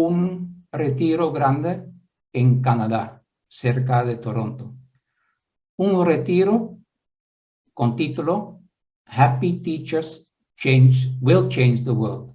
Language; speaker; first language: Spanish; non-native, fluent; Dutch